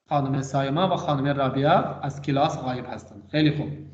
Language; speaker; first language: Persian; non-native, fluent; Urdu